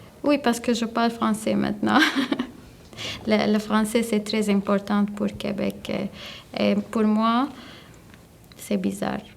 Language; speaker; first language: French; non-native, learner; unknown